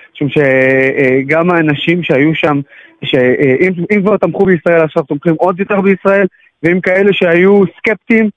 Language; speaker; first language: Hebrew; non-native, local second language; Arabic